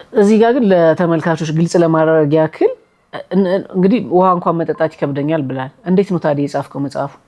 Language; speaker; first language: Amharic; native; Amharic